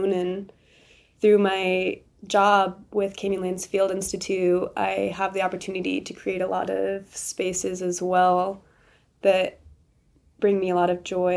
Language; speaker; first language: English; native; English